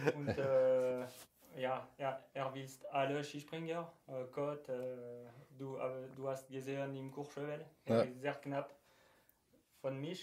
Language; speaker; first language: German; non-native, learner; French